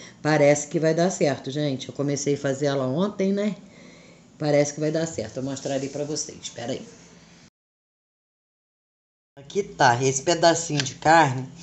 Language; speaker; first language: Portuguese; native; Portuguese